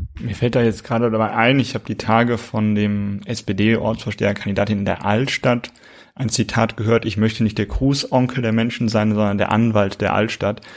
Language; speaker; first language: German; native; German